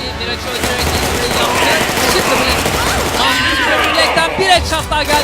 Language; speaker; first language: Turkish; native; Turkish